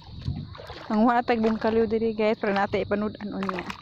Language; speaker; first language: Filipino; non-native, local second language; Cebuano